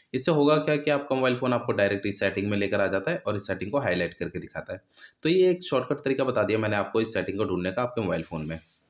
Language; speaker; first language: Hindi; native; Hindi